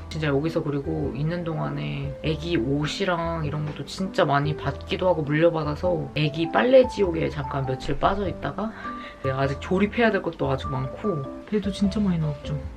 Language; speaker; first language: Korean; native; Korean